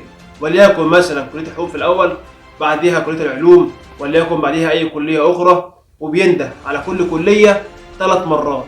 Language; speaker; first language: Arabic; native; Arabic